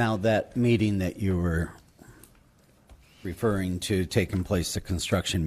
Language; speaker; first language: English; native; English